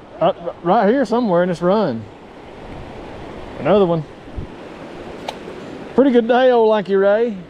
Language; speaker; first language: English; native; English